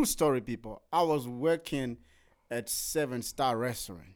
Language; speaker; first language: English; non-native, local second language; Shona